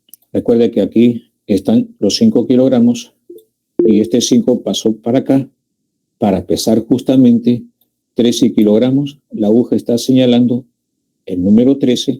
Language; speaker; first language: Spanish; native; Spanish